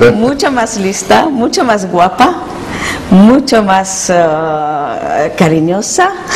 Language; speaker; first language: Spanish; non-native, learner; Korean